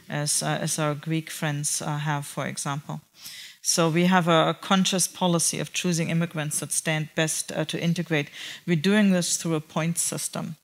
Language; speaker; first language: English; non-native, fluent; German